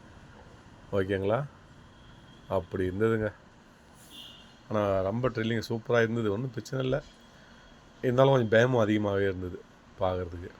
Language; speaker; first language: Tamil; native; Tamil